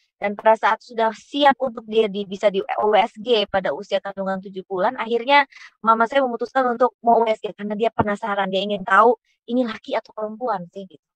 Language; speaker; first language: Indonesian; native; Indonesian